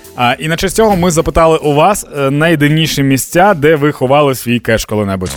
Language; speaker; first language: Ukrainian; non-native, local second language; Russian